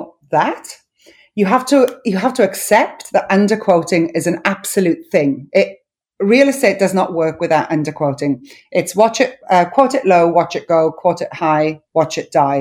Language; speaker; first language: English; non-native, local second language; Welsh